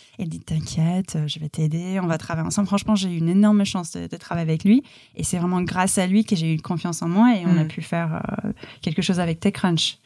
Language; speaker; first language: French; non-native, fluent; English